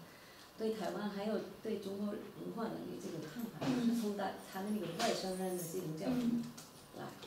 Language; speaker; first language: Chinese; non-native, fluent; German